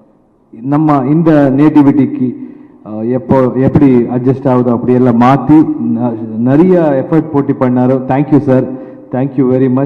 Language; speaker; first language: Tamil; non-native, learner; Kannada